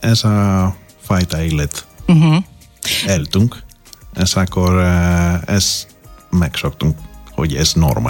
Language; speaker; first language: Hungarian; non-native, learner; Greek